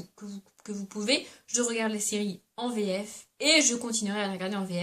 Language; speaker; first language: French; native; French